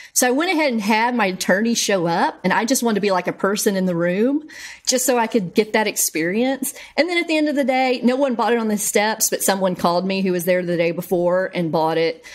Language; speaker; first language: English; native; English